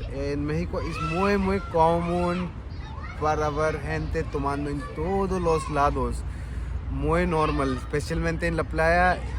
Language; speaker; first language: Spanish; non-native, learner; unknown